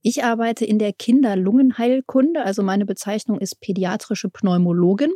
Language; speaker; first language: German; native; German